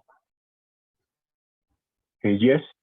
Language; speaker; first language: English; non-native, learner; Spanish